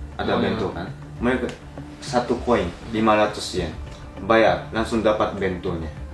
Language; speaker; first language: Indonesian; non-native, learner; Japanese